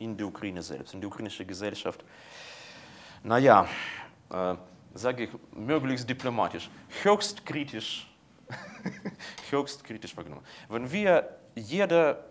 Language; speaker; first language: German; non-native, fluent; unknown